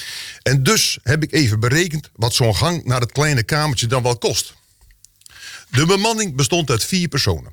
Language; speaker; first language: Dutch; native; Dutch